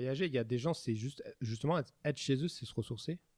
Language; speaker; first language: French; native; French